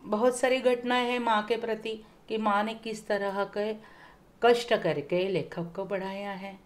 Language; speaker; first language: Hindi; non-native, local second language; Marathi